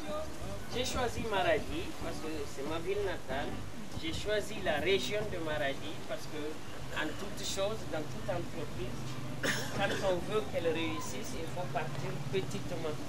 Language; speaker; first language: French; non-native, local second language; Hausa